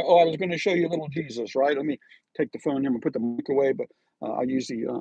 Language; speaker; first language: English; native; English